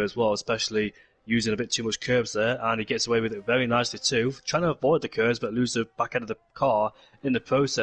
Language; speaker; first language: English; native; English